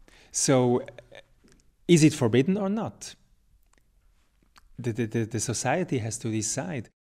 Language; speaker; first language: English; non-native, fluent; German